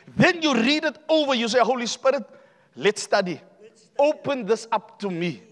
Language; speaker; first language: English; non-native, local second language; Afrikaans